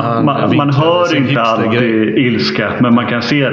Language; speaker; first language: Swedish; native; Swedish